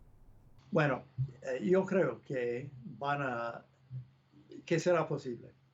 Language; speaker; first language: Spanish; non-native, fluent; English